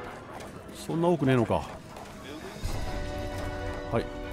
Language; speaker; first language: Japanese; native; Japanese